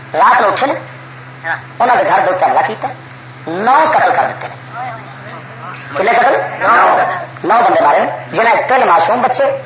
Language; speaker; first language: Urdu; non-native, local second language; Punjabi